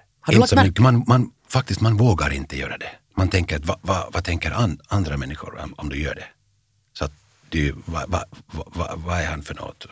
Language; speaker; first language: Swedish; non-native, fluent; Finnish